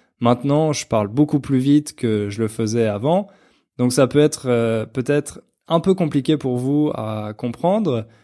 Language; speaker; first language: French; native; French